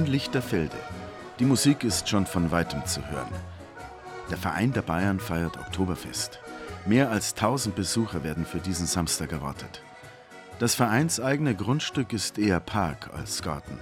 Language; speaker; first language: German; native; German